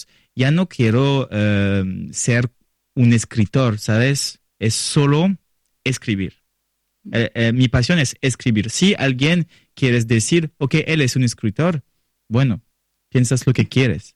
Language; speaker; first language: Spanish; non-native, learner; French